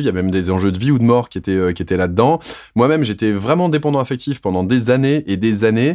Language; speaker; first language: French; native; French